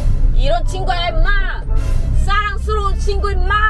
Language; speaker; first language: Korean; non-native, learner; Filipino